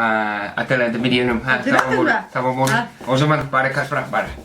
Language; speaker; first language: Turkish; non-native, learner; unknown